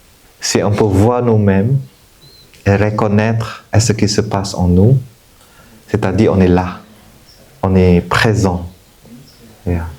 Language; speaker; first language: French; non-native, fluent; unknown